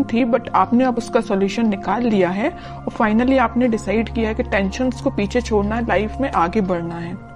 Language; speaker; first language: Hindi; native; Hindi